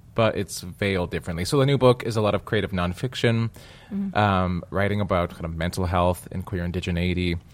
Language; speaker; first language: English; native; English